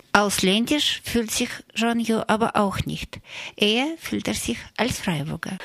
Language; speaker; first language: German; non-native, fluent; Russian